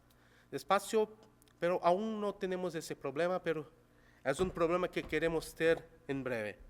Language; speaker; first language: Spanish; non-native, local second language; Portuguese